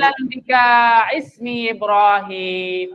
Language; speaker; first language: Arabic; non-native, fluent; Bangla